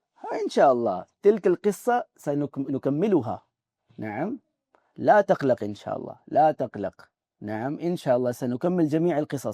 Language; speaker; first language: Arabic; non-native, fluent; Urdu